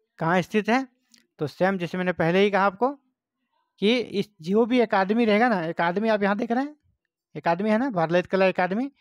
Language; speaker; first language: Hindi; native; Hindi